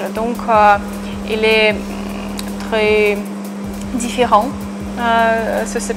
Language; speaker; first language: French; non-native, fluent; Russian